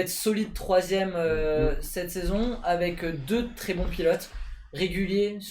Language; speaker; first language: French; native; French